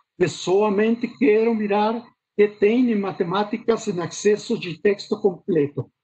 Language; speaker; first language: Portuguese; non-native, learner; Spanish